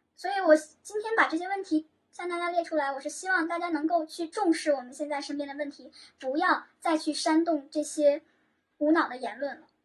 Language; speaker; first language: Chinese; native; Chinese